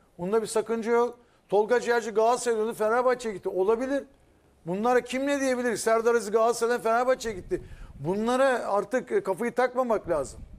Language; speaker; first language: Turkish; native; Turkish